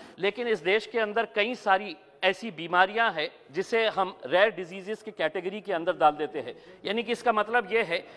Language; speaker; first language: Hindi; non-native, local second language; Urdu